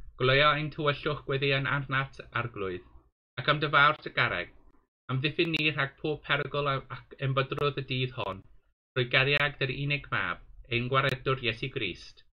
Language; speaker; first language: Welsh; non-native, local second language; English